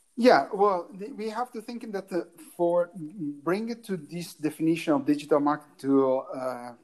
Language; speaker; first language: English; non-native, learner; Italian